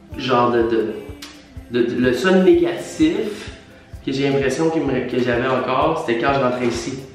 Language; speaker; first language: French; native; French